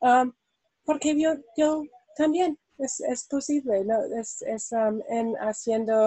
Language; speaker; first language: Spanish; non-native, learner; English